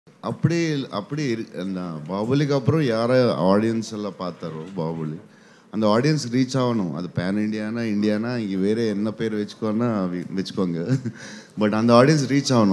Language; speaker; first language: Tamil; non-native, learner; Telugu